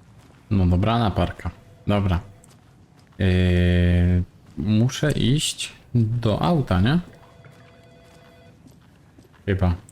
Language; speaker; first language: Polish; native; Polish